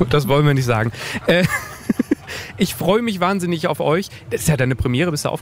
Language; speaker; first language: German; native; German